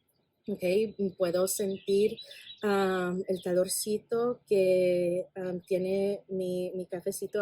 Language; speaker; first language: Spanish; non-native, fluent; English